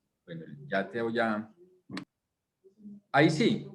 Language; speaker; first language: Spanish; native; Spanish